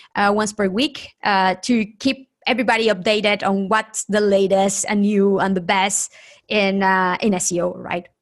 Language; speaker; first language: English; non-native, fluent; Spanish